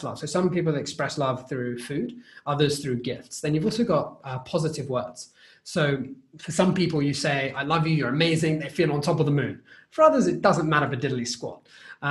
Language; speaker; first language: English; native; English